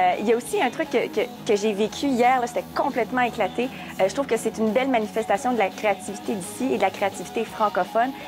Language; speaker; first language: French; native; French